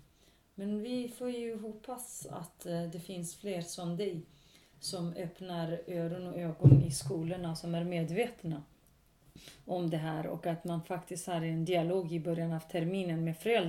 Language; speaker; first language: Swedish; non-native, local second language; Kurdish